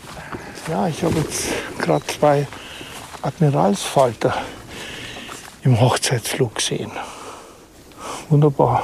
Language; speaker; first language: German; native; German